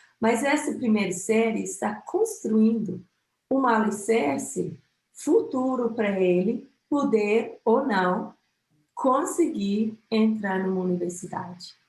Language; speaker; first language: Portuguese; non-native, fluent; English